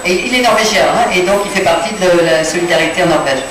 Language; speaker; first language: French; native; French